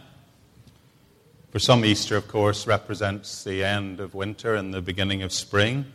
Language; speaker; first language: English; native; English